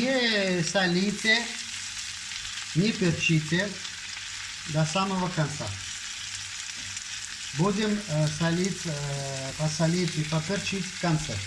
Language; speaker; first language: Russian; non-native, fluent; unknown